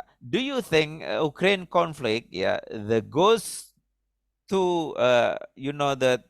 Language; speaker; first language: English; non-native, learner; Indonesian